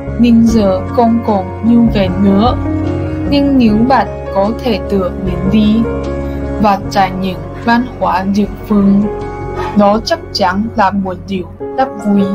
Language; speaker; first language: Vietnamese; non-native, learner; Chinese